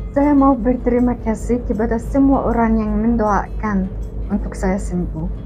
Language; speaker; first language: Indonesian; non-native, fluent; Arabic